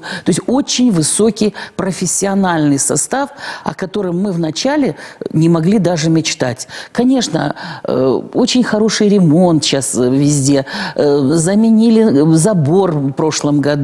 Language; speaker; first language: Russian; native; Russian